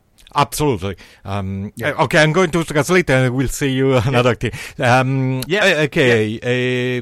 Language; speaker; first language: English; non-native, learner; Italian